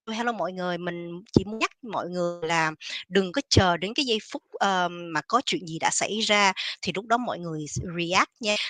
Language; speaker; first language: Vietnamese; native; Vietnamese